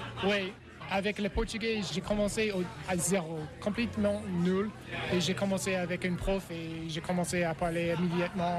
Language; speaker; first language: French; non-native, learner; English